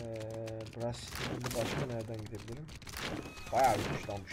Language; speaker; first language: Turkish; native; Turkish